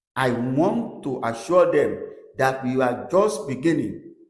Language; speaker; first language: English; non-native, local second language; Yoruba